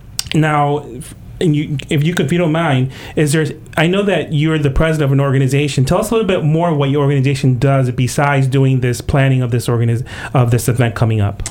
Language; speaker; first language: English; early bilingual, other home language; Spanish